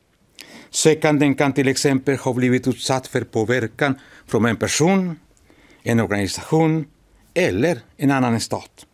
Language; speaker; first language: Swedish; non-native, fluent; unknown